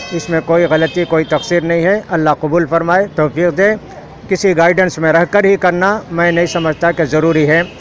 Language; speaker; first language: Urdu; native; Urdu